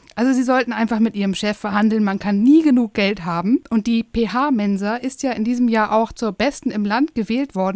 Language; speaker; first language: German; native; German